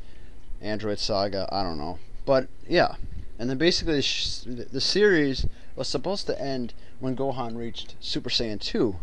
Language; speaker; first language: English; native; English